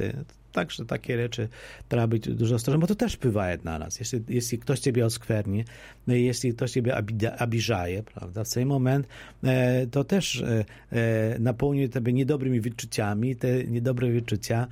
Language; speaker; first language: Polish; non-native, local second language; Ukrainian